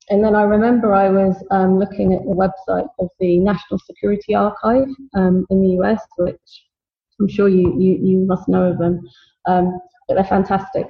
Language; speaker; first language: English; native; English